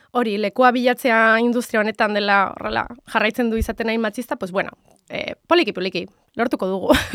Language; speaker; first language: Basque; non-native, local second language; Spanish